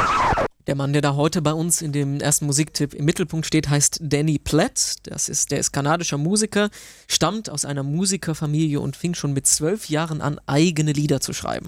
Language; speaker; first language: German; native; German